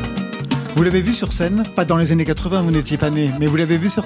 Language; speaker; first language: French; native; French